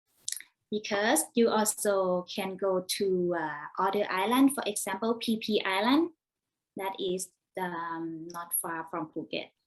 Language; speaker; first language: English; non-native, learner; Thai